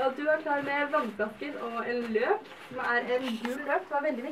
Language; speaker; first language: Norwegian; native; Norwegian